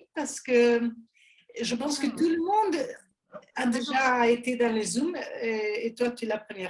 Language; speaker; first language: French; non-native, fluent; Spanish